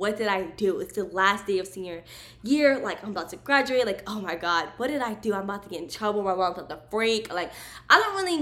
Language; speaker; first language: English; native; English